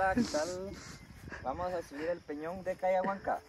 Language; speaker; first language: Spanish; native; Spanish